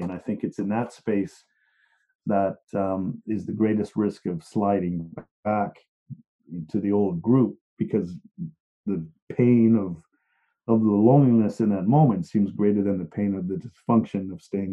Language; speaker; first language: English; native; English